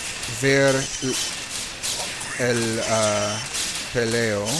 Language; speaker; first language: Spanish; non-native, learner; English